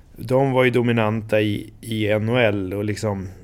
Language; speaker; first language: Swedish; native; Swedish